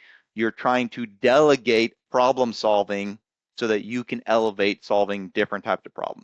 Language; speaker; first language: English; native; English